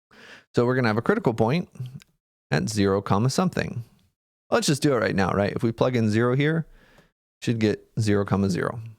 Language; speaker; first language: English; native; English